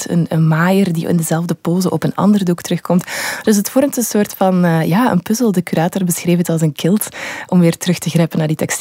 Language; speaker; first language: Dutch; native; Dutch